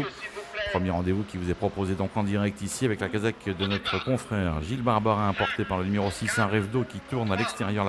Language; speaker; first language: French; native; French